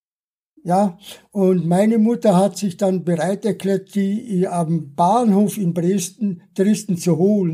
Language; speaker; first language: German; early bilingual, other home language; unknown